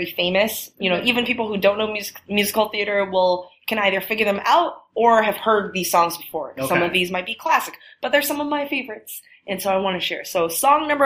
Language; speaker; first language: English; non-native, fluent; Chinese